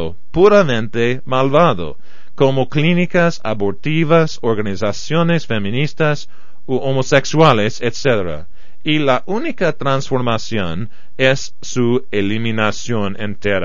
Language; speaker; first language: Spanish; non-native, fluent; English